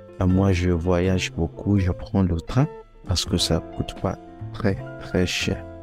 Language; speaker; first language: French; non-native, fluent; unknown